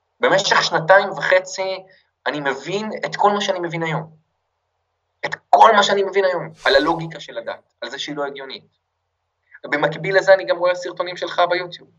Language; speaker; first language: Hebrew; native; Hebrew